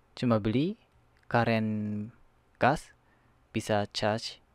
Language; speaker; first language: Indonesian; non-native, learner; Japanese